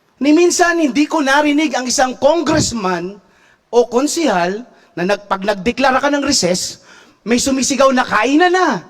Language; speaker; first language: Filipino; native; Filipino